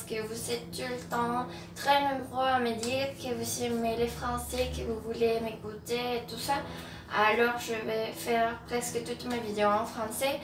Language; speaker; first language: French; non-native, fluent; Spanish